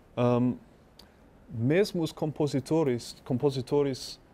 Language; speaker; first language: Portuguese; non-native, learner; English